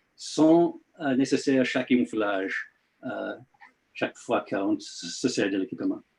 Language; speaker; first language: French; non-native, learner; English